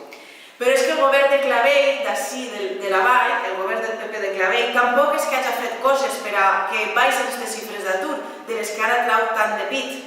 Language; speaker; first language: Catalan; native; Catalan